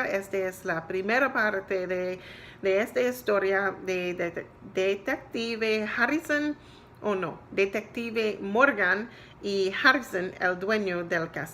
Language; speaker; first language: Spanish; non-native, learner; English